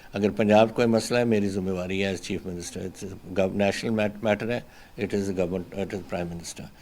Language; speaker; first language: Hindi; non-native, local second language; Punjabi